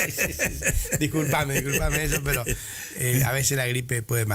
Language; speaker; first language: Spanish; native; Spanish